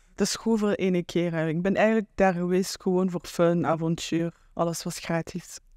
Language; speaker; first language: Dutch; non-native, local second language; French